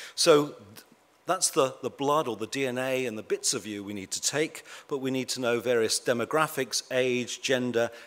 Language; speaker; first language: English; native; English